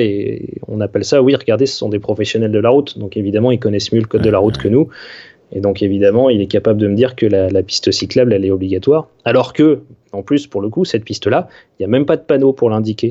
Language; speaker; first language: French; native; French